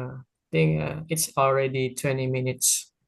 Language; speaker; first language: English; non-native, learner; Indonesian